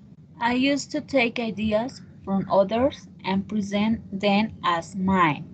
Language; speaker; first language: English; non-native, learner; Spanish